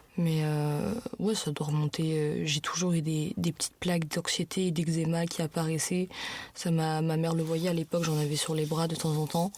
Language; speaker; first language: French; non-native, local second language; Arabic